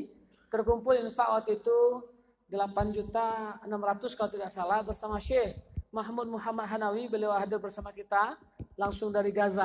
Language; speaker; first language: Indonesian; non-native, local second language; Minangkabau